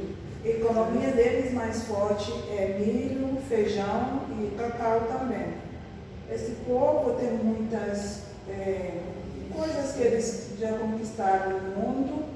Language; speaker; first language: Portuguese; non-native, learner; Spanish